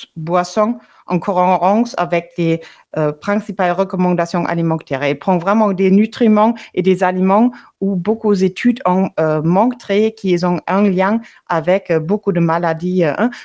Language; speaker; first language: French; non-native, fluent; German